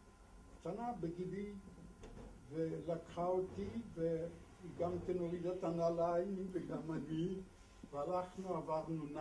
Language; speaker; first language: Hebrew; non-native, fluent; Polish